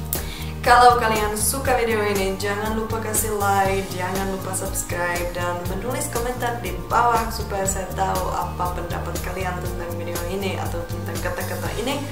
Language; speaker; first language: Indonesian; non-native, fluent; Czech